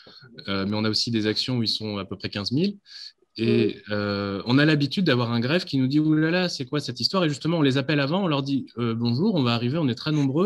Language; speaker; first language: French; native; French